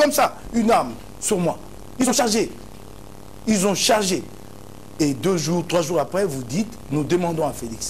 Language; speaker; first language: French; non-native, local second language; Lingala